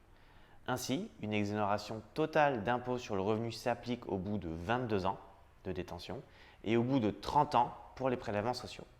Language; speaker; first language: French; native; French